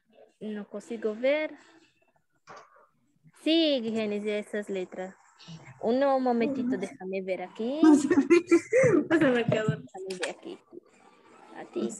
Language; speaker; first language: Spanish; non-native, learner; Portuguese